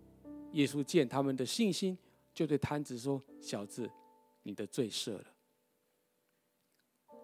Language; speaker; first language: Chinese; native; Chinese